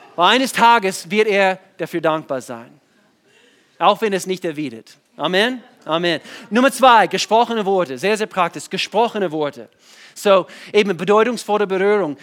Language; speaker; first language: German; non-native, fluent; English